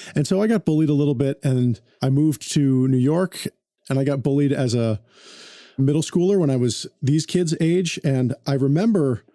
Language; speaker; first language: English; native; English